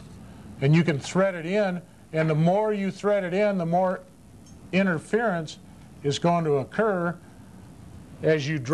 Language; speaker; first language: English; native; English